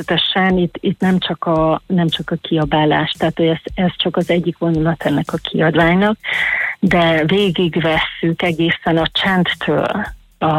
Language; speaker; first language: Hungarian; native; Hungarian